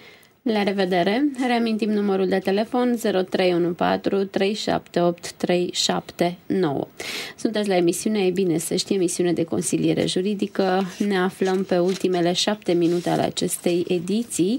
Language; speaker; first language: Romanian; native; Romanian